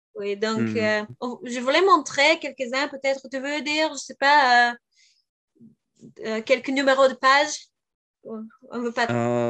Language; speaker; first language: French; non-native, fluent; Bulgarian